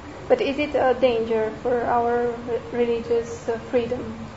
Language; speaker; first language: English; non-native, fluent; Romanian